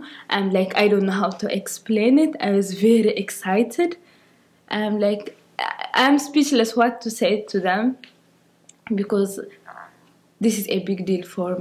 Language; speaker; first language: English; non-native, learner; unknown